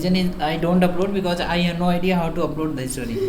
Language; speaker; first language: English; non-native, fluent; Hindi